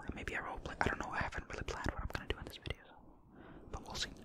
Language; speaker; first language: English; non-native, fluent; Finnish